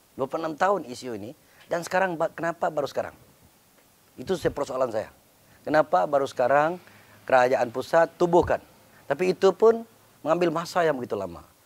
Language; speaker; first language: Malay; native; Malay